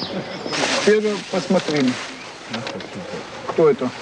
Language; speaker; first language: Russian; non-native, learner; French